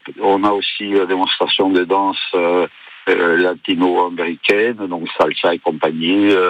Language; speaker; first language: French; native; French